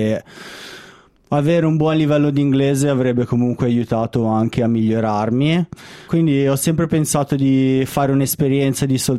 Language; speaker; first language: Italian; native; Italian